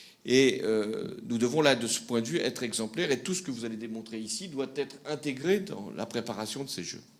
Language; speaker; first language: French; native; French